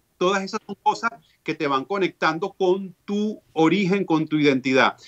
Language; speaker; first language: Spanish; native; Spanish